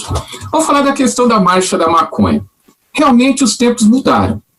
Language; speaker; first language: Portuguese; native; Portuguese